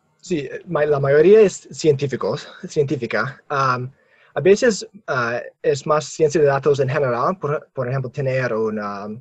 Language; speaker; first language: Spanish; non-native, fluent; English